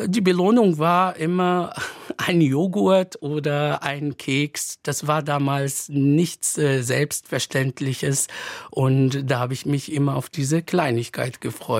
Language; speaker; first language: German; non-native, fluent; Arabic